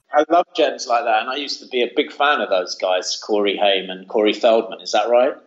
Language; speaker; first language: English; native; English